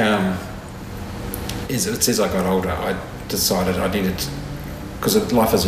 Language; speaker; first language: English; native; English